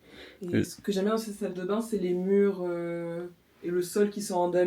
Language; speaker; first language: French; native; French